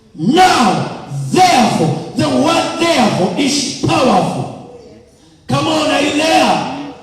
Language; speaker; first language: English; non-native, local second language; Swahili